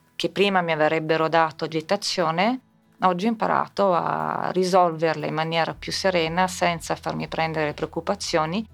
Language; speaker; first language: Italian; native; Italian